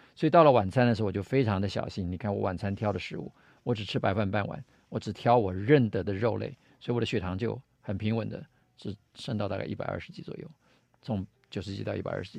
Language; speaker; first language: Chinese; native; Chinese